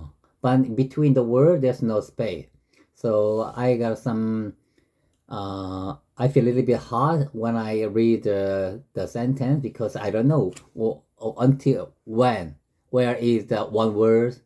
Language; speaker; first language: English; non-native, learner; Korean